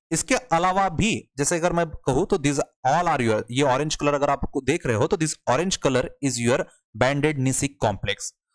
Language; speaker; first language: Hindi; non-native, local second language; Marathi